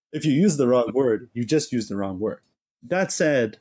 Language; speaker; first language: English; native; English